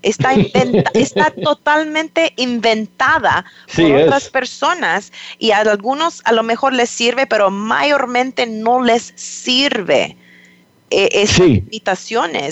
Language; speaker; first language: Spanish; non-native, fluent; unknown